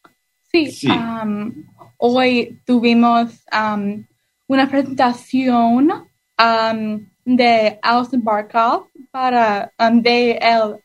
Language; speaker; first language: Spanish; non-native, learner; English